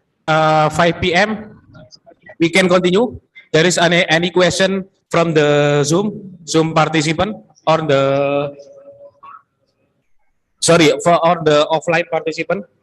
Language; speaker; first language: English; non-native, learner; Indonesian